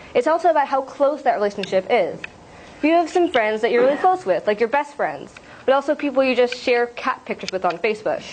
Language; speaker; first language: English; native; English